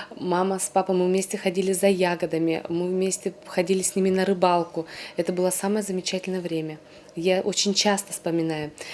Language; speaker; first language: Russian; non-native, local second language; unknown